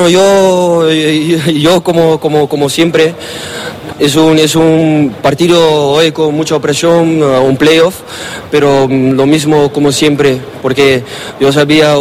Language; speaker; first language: Spanish; non-native, learner; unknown